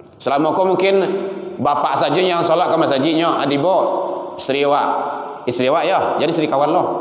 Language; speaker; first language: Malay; non-native, local second language; Minangkabau